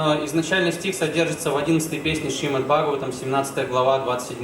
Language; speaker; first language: Russian; native; Russian